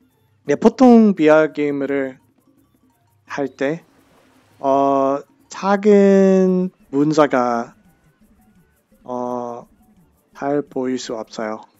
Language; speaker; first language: Korean; non-native, fluent; English